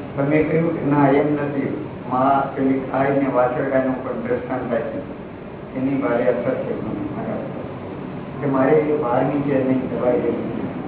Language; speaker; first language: Gujarati; early bilingual, heritage; Gujarati